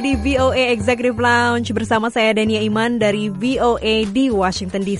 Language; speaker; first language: Indonesian; native; Indonesian